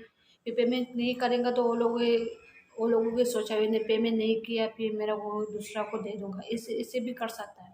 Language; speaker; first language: Hindi; non-native, learner; Tibetan